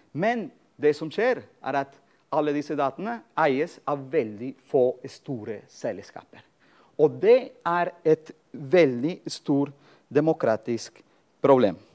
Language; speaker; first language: Norwegian; non-native, fluent; Spanish